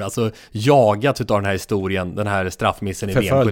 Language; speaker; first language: Swedish; native; Swedish